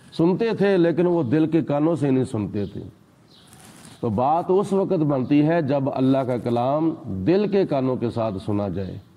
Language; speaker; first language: Urdu; non-native, local second language; Punjabi